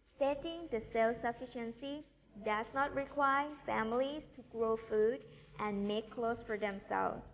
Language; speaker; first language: English; non-native, fluent; Thai